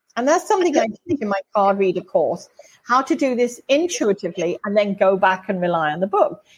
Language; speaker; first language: English; native; English